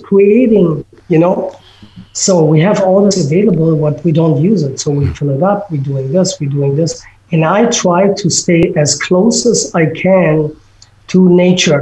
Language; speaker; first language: English; non-native, fluent; German